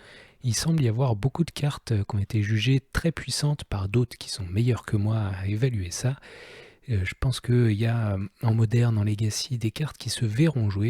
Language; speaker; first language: French; native; French